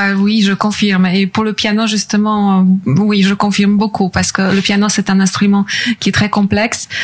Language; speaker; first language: French; non-native, fluent; Polish